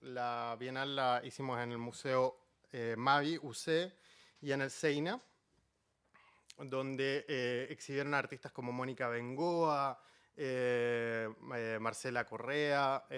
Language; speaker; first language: Spanish; native; Spanish